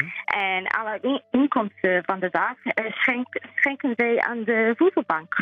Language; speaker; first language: Dutch; non-native, learner; English